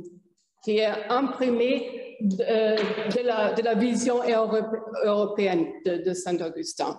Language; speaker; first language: French; non-native, fluent; German